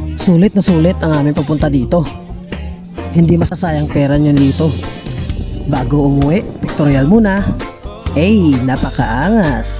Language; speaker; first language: Filipino; non-native, local second language; Hiligaynon